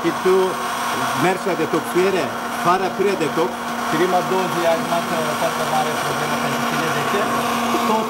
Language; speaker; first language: Romanian; non-native, learner; Turkish